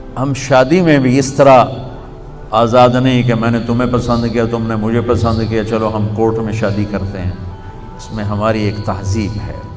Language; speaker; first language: Urdu; non-native, local second language; Punjabi